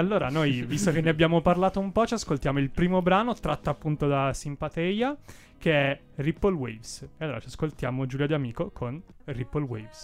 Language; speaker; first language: Italian; native; Italian